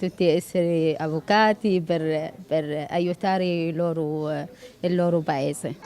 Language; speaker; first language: Italian; non-native, fluent; Arabic